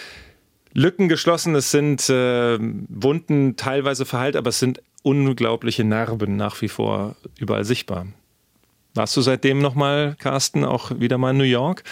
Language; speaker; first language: German; native; German